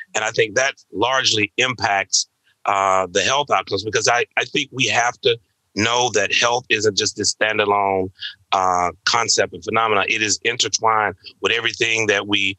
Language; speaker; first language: English; native; English